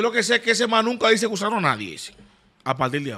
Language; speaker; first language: Spanish; native; Spanish